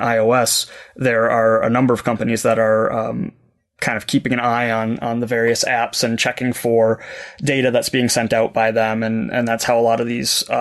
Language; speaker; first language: English; native; English